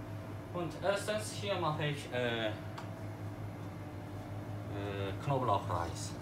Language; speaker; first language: German; non-native, learner; Korean